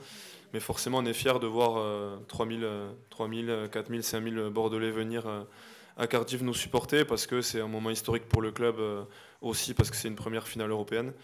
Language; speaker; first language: French; native; French